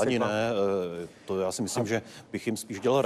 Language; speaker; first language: Czech; native; Czech